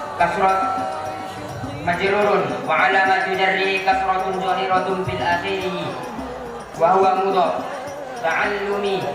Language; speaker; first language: Arabic; non-native, learner; Indonesian